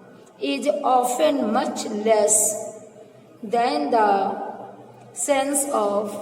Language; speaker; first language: English; non-native, local second language; Hindi